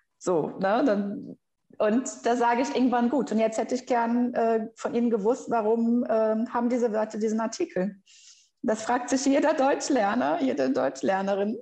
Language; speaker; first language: German; non-native, fluent; Portuguese